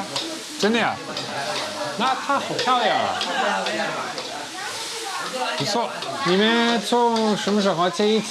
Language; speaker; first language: Chinese; non-native, fluent; Dutch